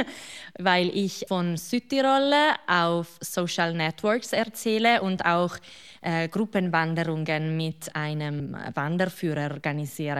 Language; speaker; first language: German; non-native, fluent; Italian